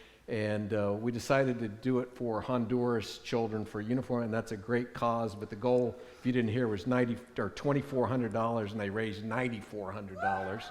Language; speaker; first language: English; native; English